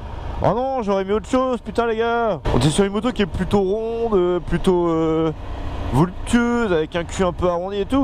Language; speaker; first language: French; native; French